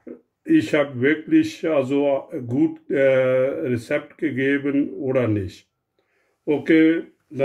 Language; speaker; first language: German; non-native, learner; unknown